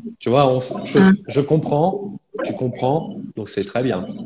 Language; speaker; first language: French; native; French